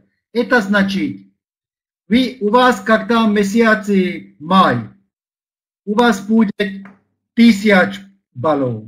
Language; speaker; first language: Russian; non-native, learner; Slovak